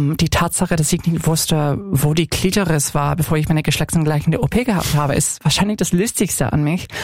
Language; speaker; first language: German; non-native, fluent; English